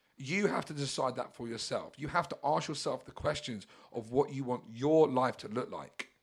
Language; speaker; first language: English; native; English